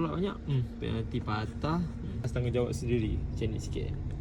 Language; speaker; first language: Malay; native; Malay